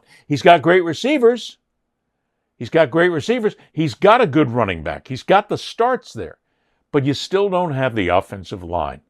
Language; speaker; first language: English; native; English